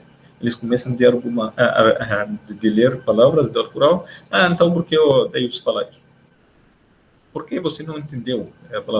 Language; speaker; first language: Portuguese; non-native, learner; Arabic